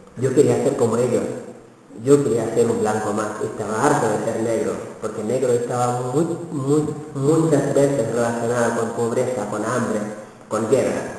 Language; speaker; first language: Spanish; non-native, fluent; Wolof